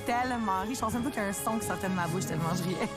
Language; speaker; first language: French; native; French